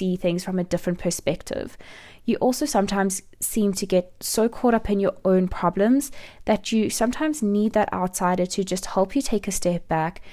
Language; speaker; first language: English; native; English